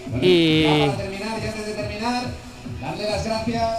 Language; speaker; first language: Spanish; native; Spanish